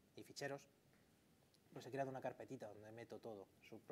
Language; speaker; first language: Spanish; native; Spanish